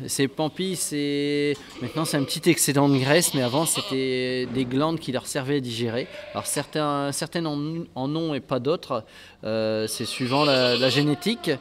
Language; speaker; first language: French; native; French